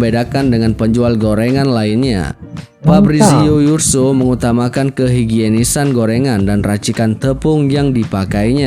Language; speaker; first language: Indonesian; native; Indonesian